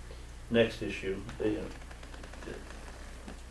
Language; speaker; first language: English; native; English